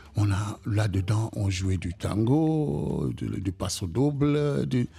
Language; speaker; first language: French; non-native, local second language; Kongo